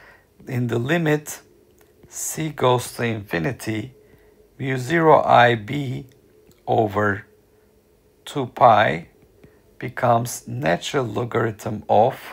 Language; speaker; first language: English; non-native, fluent; Turkish